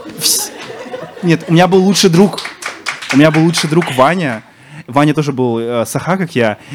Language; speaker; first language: Russian; native; Russian